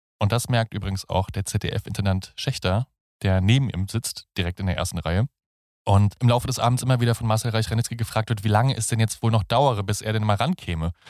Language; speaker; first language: German; native; German